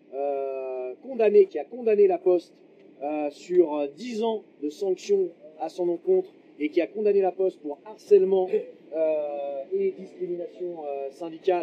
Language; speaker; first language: French; native; French